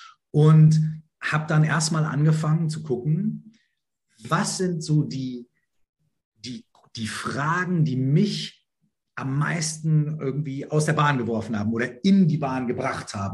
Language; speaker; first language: German; native; German